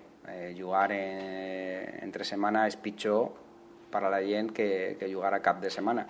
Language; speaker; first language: Catalan; non-native, local second language; Spanish